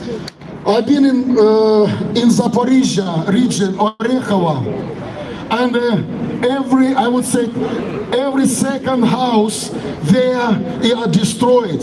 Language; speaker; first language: English; non-native, fluent; Ukrainian